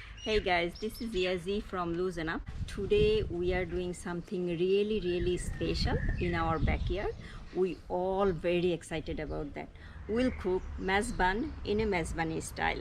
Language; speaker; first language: English; non-native, local second language; Bangla